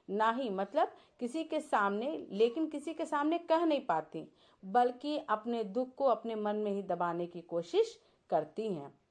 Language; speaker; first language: Hindi; native; Hindi